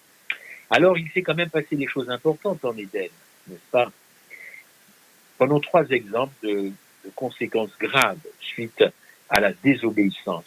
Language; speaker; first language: French; native; French